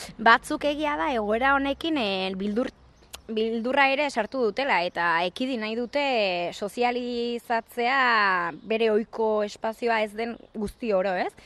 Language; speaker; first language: Basque; native; Basque